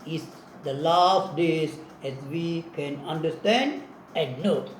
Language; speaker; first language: English; non-native, local second language; Tamil